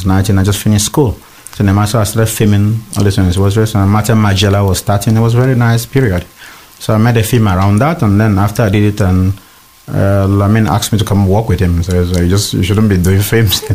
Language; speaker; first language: English; non-native, local second language; Igbo